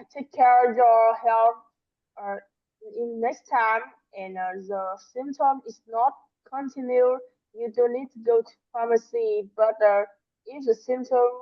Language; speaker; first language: English; non-native, learner; Vietnamese